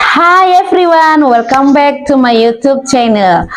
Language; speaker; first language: English; non-native, learner; Indonesian